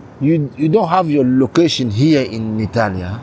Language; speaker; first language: English; non-native, learner; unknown